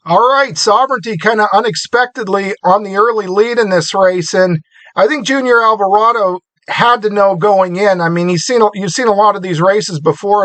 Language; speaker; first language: English; native; English